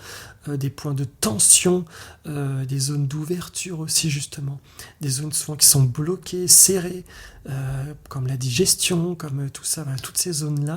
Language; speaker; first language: French; native; French